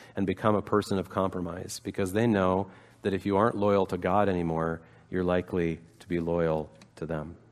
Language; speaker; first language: English; native; English